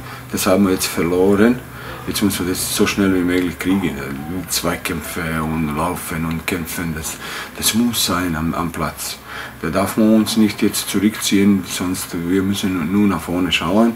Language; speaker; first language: German; non-native, fluent; Bosnian